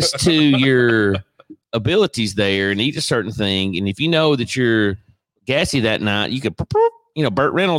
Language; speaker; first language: English; native; English